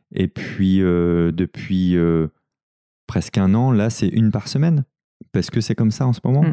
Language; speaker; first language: French; native; French